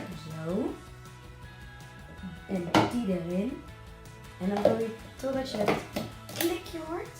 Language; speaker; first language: Dutch; native; Dutch